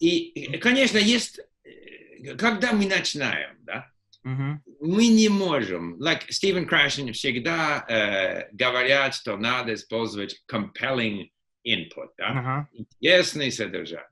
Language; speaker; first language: Russian; non-native, fluent; English